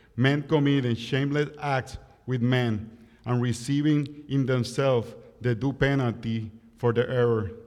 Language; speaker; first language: English; non-native, fluent; Spanish